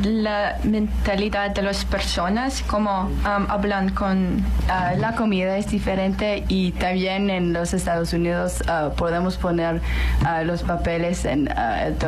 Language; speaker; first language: Spanish; non-native, learner; English